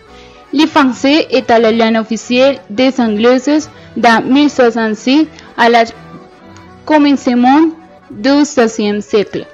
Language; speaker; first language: French; non-native, learner; Spanish